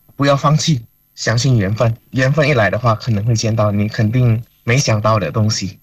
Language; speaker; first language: Chinese; non-native, fluent; Min Nan Chinese